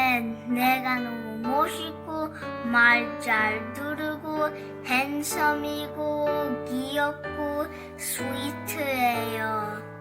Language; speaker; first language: Korean; early bilingual, heritage; Korean